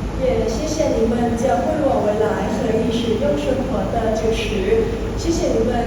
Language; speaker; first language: Chinese; non-native, learner; Thai